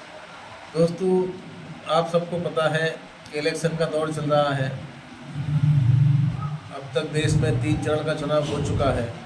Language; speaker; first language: Hindi; native; Hindi